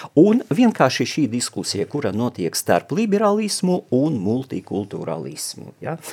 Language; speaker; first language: Latvian; non-native, local second language; Russian